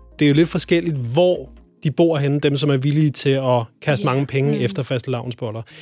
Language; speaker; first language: Danish; native; Danish